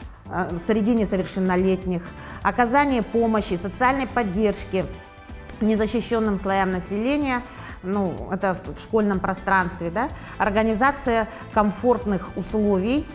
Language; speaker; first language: Russian; native; Russian